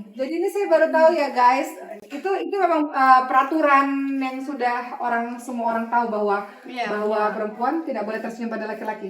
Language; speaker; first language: Indonesian; native; Indonesian